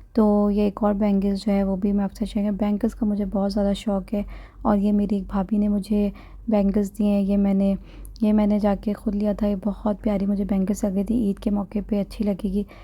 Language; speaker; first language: Urdu; native; Urdu